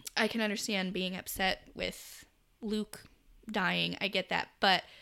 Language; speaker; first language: English; native; English